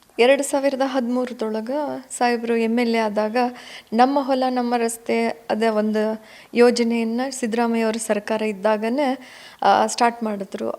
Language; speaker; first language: Kannada; native; Kannada